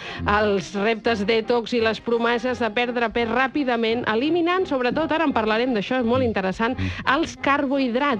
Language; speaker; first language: Catalan; native; Catalan